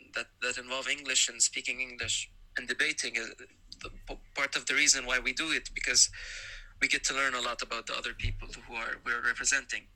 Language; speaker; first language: English; non-native, fluent; Arabic